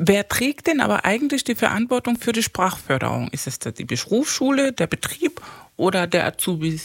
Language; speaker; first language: German; non-native, fluent; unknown